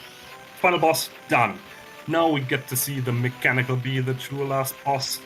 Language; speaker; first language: English; native; English